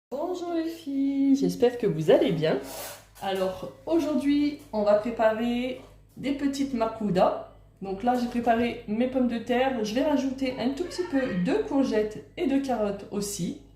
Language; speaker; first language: French; native; French